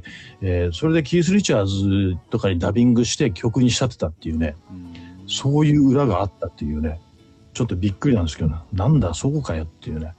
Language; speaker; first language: Japanese; native; Japanese